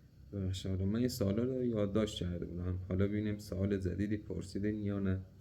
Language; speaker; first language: Persian; native; Persian